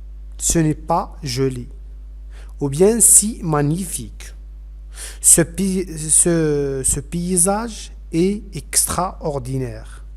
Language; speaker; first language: French; non-native, fluent; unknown